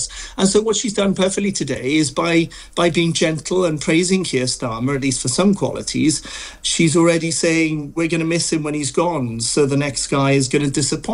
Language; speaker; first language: English; native; English